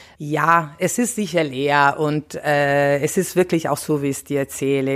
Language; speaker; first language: German; non-native, fluent; Italian